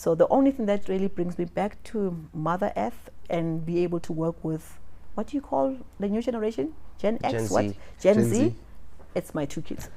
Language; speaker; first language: English; non-native, local second language; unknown